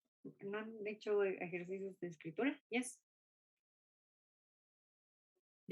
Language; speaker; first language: Spanish; non-native, fluent; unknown